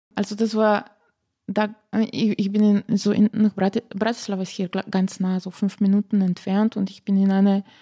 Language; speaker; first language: German; non-native, fluent; Slovenian